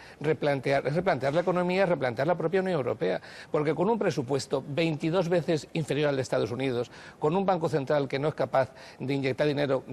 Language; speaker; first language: Spanish; native; Spanish